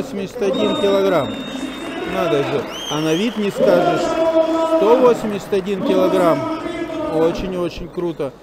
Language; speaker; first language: Russian; native; Russian